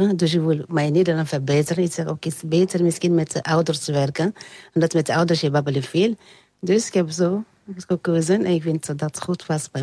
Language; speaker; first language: Dutch; non-native, learner; French